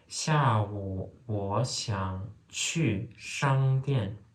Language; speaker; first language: Chinese; non-native, fluent; Turkmen